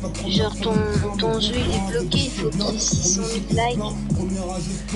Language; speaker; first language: French; native; French